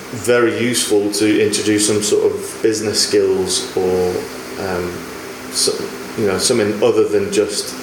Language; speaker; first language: English; native; English